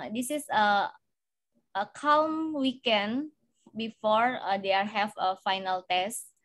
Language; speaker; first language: English; non-native, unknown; Indonesian